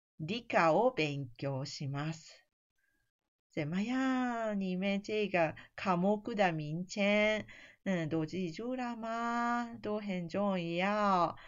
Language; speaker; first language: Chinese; non-native, fluent; Japanese